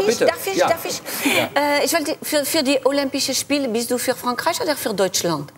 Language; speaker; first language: German; non-native, fluent; French